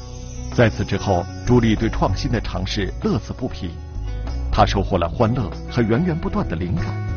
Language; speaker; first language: Chinese; native; Chinese